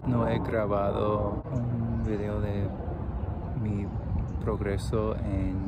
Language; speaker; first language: Spanish; non-native, learner; English